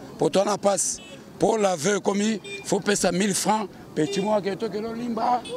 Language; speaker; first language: Lingala; native; Lingala